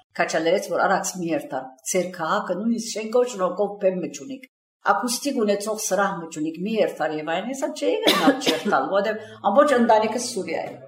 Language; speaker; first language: Armenian; early bilingual, heritage; Armenian